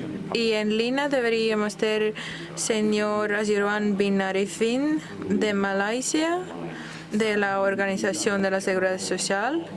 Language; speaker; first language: Spanish; non-native, fluent; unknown